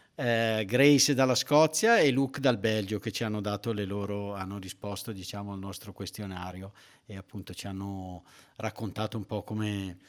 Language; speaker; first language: Italian; native; Italian